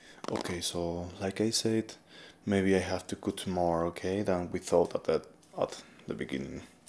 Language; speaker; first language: English; non-native, fluent; Spanish